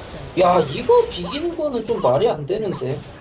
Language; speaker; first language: Korean; native; Korean